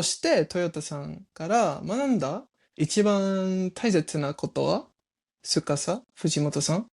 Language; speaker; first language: Japanese; non-native, learner; English